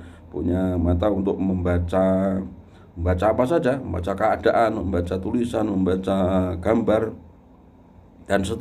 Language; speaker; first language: Indonesian; non-native, local second language; Javanese